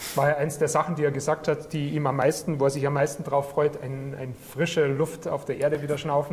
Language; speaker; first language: German; native; German